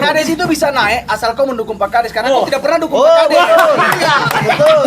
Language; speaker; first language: Indonesian; native; Indonesian